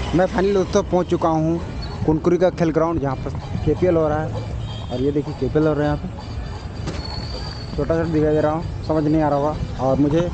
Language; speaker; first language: Hindi; native; Hindi